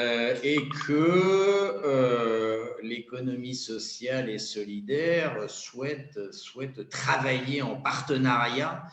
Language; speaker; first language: French; native; French